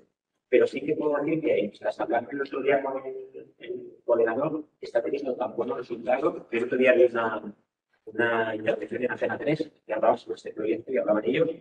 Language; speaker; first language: Spanish; native; Spanish